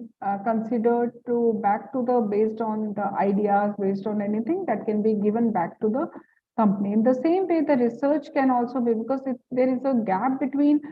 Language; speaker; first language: English; non-native, local second language; Hindi